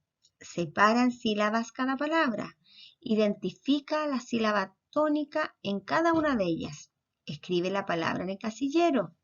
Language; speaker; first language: Spanish; native; Spanish